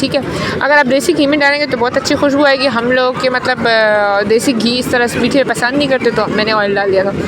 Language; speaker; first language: Urdu; native; Urdu